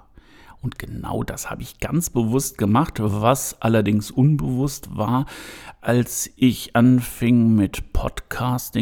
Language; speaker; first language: German; native; German